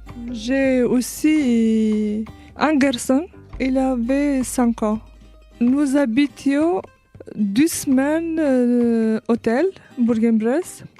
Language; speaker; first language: French; non-native, learner; Albanian